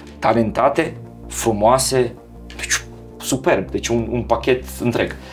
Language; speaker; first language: Romanian; non-native, fluent; Serbian